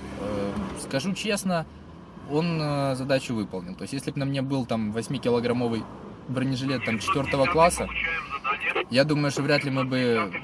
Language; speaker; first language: Russian; native; Russian